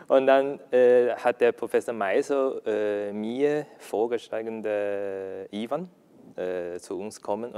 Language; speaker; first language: German; non-native, learner; Chinese